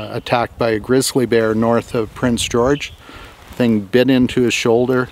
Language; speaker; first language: English; native; English